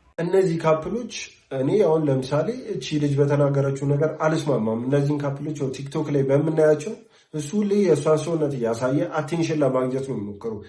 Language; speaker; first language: Amharic; native; Amharic